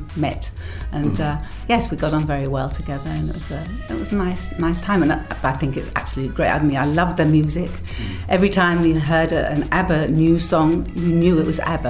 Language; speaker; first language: English; native; English